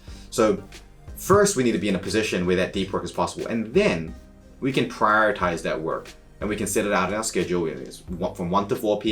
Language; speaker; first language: English; native; English